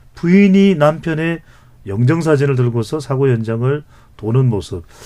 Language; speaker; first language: Korean; native; Korean